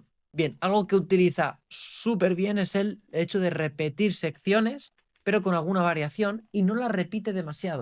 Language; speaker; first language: Spanish; native; Spanish